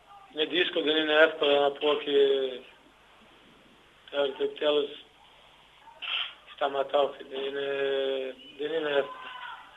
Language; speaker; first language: Greek; non-native, learner; Portuguese